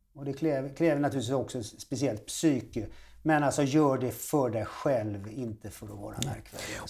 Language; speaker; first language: Swedish; native; Swedish